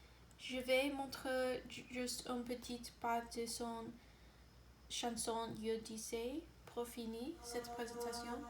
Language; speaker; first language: French; non-native, learner; English